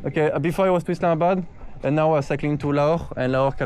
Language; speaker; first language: English; non-native, learner; French